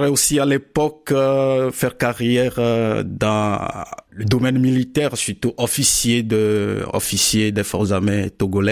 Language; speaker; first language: French; non-native, local second language; Ewe